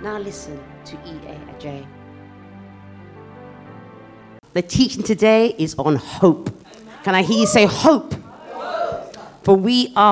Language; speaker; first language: English; native; English